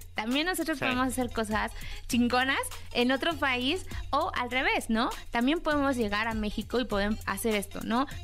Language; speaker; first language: Spanish; native; Spanish